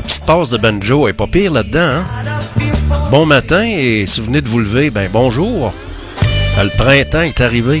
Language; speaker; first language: French; native; French